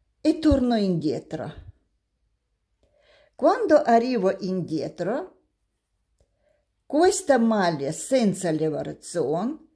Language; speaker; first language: Italian; non-native, learner; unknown